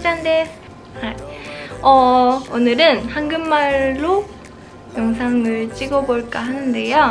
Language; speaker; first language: Korean; non-native, fluent; Japanese